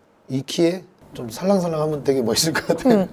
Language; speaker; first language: Korean; native; Korean